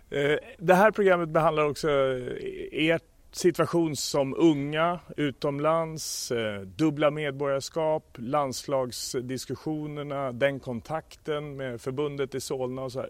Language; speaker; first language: Swedish; native; Swedish